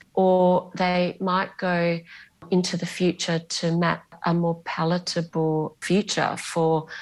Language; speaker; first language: English; non-native, local second language; Greek